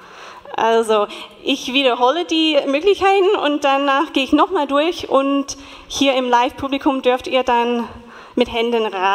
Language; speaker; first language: German; non-native, fluent; English